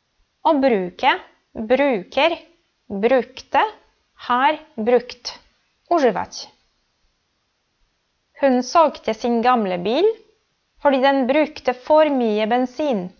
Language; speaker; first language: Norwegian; non-native, fluent; Polish